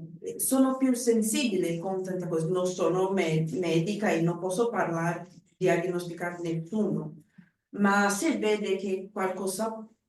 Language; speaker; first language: Italian; non-native, learner; Portuguese